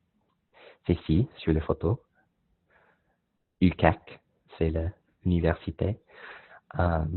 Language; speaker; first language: French; non-native, learner; English